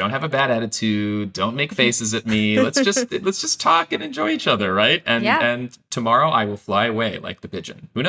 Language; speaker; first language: English; non-native, fluent; Persian